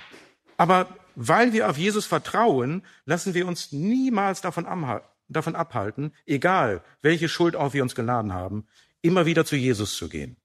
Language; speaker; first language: German; native; German